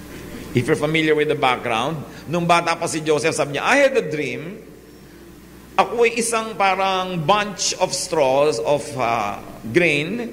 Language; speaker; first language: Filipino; native; Filipino